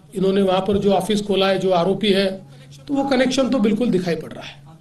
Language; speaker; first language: Hindi; non-native, local second language; Marathi